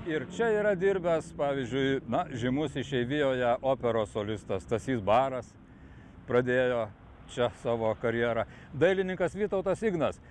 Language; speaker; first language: Lithuanian; native; Lithuanian